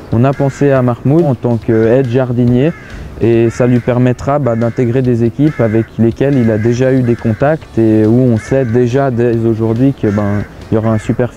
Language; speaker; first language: French; native; French